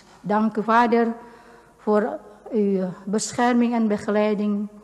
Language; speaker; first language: Dutch; non-native, fluent; Indonesian